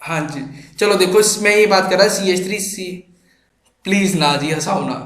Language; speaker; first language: Hindi; non-native, local second language; Punjabi